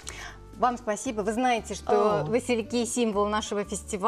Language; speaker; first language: Russian; native; Russian